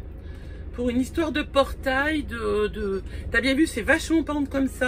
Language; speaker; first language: French; native; French